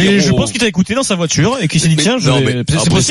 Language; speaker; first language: French; native; French